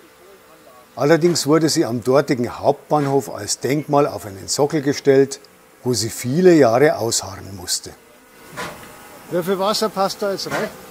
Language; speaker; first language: German; native; German